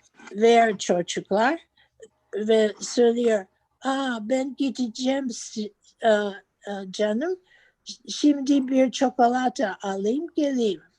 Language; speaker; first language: Turkish; non-native, learner; English